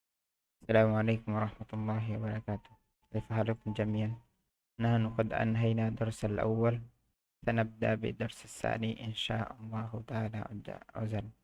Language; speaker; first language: Arabic; non-native, fluent; Bangla